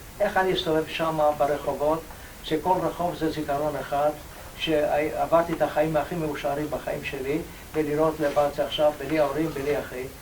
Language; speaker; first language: Hebrew; non-native, fluent; Ladino